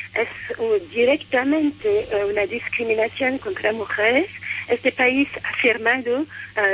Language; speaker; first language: Spanish; non-native, fluent; French